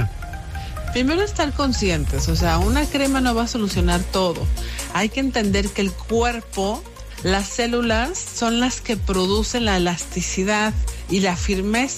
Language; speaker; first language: Spanish; native; Spanish